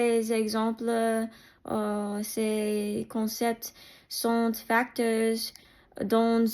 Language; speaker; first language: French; non-native, learner; English